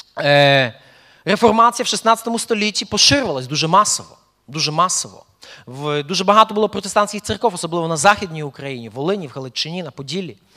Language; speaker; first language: Ukrainian; early bilingual, heritage; Ukrainian